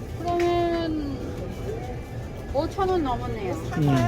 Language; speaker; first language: Korean; non-native, learner; Vietnamese